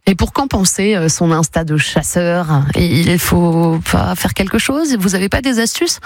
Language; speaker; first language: French; native; French